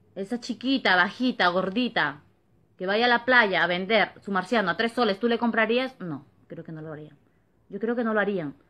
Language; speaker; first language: Spanish; native; Spanish